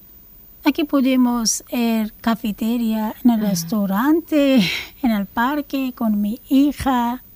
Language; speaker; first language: Spanish; non-native, learner; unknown